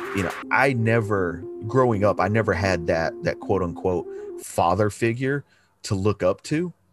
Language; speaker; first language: English; native; English